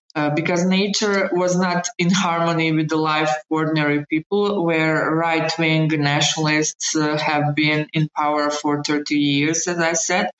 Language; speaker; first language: English; non-native, fluent; Bosnian